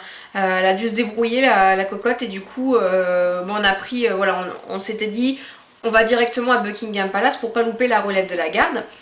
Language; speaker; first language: French; native; French